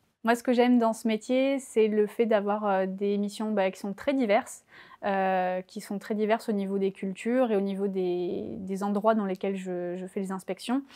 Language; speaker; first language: French; native; French